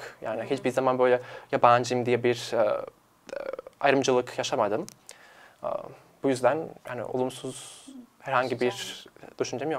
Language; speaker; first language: Turkish; non-native, fluent; Serbian